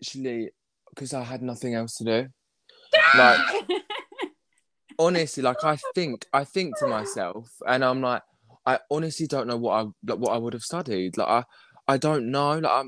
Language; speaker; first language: English; native; English